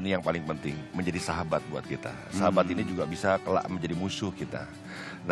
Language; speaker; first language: Malay; native; Malay